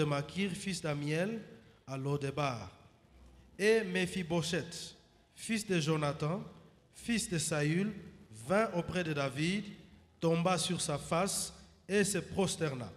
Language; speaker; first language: French; non-native, local second language; Lingala